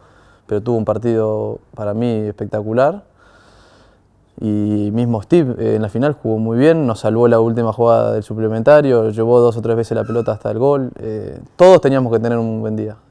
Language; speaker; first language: Spanish; native; Spanish